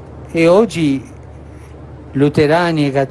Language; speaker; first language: Italian; non-native, fluent; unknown